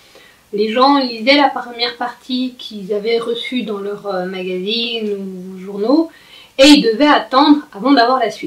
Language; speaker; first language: French; native; French